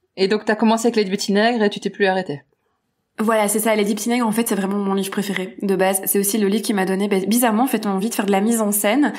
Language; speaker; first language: French; native; French